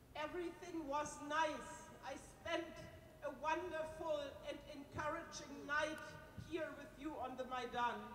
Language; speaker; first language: English; non-native, fluent; German